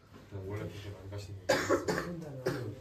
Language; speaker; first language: Korean; native; Korean